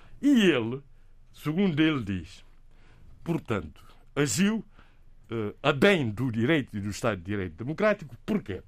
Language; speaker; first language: Portuguese; non-native, local second language; Kabuverdianu